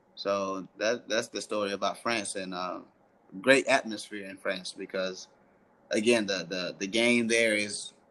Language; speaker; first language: English; early bilingual, other home language; French